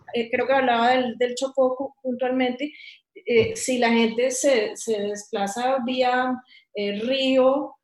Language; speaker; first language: Spanish; native; Spanish